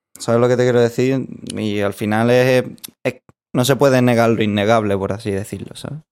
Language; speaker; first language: Spanish; native; Spanish